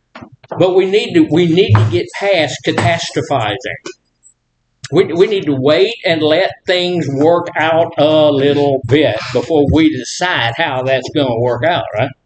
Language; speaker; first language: English; native; English